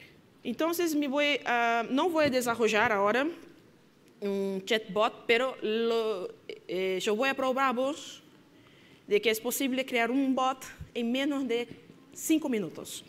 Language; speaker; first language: Spanish; non-native, fluent; Portuguese